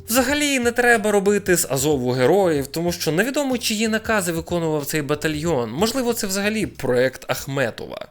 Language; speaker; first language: Ukrainian; non-native, local second language; Russian